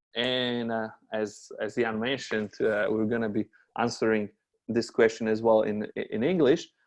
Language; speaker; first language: English; non-native, fluent; Polish